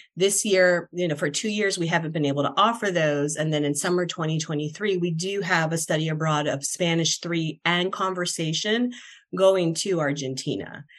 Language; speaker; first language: English; non-native, fluent; Spanish